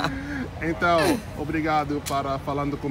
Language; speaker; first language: Portuguese; non-native, learner; English